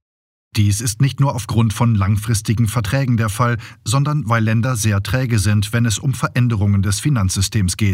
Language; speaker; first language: German; native; German